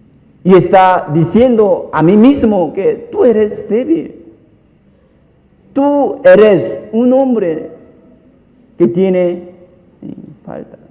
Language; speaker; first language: Spanish; non-native, learner; Korean